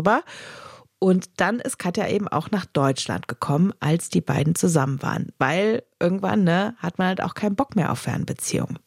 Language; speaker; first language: German; native; German